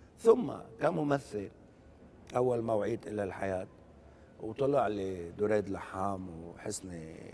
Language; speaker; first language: Arabic; native; Arabic